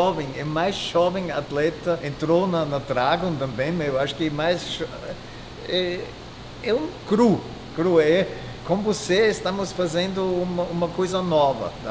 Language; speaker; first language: Portuguese; non-native, fluent; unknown